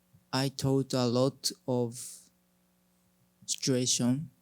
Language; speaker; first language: English; non-native, learner; Japanese